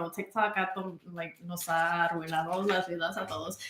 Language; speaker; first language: Spanish; early bilingual, other home language; English